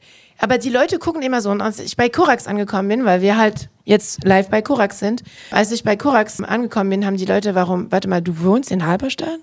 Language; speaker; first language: German; non-native, fluent; French